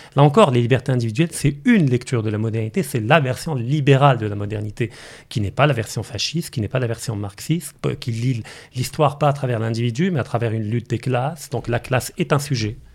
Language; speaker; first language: French; non-native, local second language; Arabic